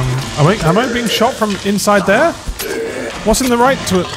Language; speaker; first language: English; native; English